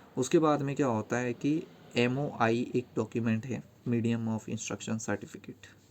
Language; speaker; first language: Hindi; native; Hindi